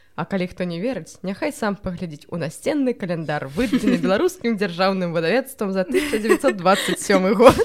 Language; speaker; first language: Belarusian; non-native, local second language; Russian